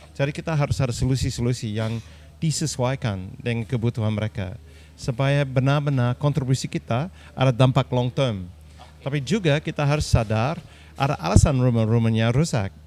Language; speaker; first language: Indonesian; non-native, fluent; English